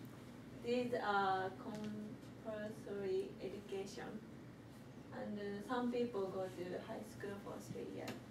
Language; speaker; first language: English; non-native, learner; Japanese